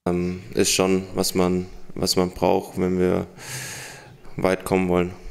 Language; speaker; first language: German; early bilingual, heritage; German